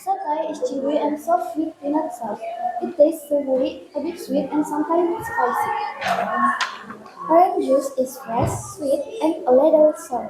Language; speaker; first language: English; non-native, learner; Indonesian